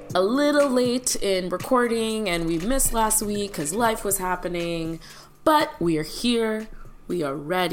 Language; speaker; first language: English; early bilingual, other home language; Malayalam